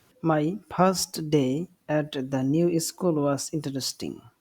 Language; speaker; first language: English; non-native, local second language; Bangla